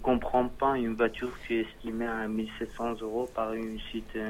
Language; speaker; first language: French; non-native, learner; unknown